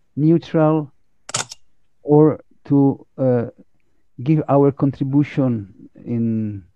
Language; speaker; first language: English; non-native, fluent; Italian